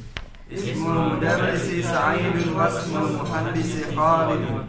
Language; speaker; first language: Arabic; non-native, learner; Indonesian